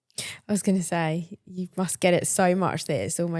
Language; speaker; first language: English; native; English